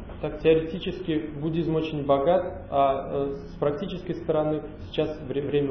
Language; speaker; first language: Russian; native; Russian